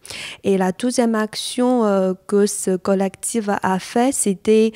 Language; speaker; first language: French; non-native, fluent; Chinese